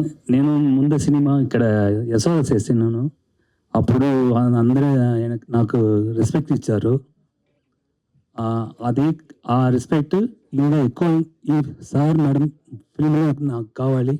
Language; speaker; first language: Telugu; non-native, learner; Tamil